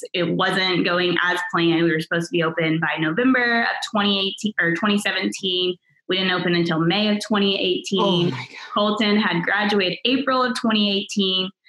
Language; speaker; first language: English; native; English